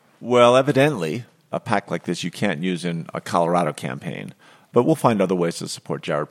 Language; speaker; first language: English; native; English